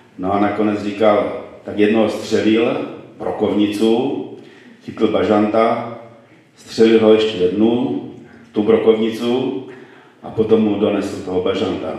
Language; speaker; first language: Czech; native; Czech